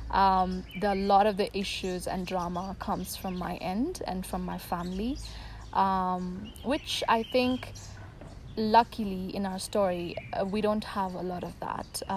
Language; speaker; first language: English; non-native, local second language; Tamil